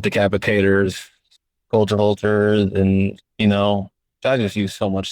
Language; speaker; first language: English; native; English